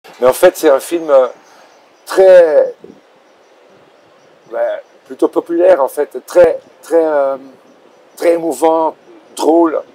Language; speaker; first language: French; non-native, local second language; Dutch